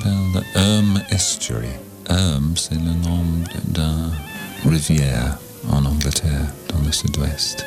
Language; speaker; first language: French; non-native, learner; English